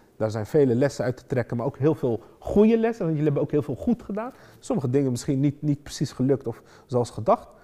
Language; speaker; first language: Dutch; early bilingual, other home language; Arabic